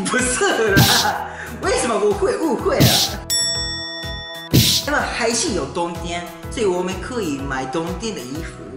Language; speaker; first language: Chinese; non-native, fluent; Japanese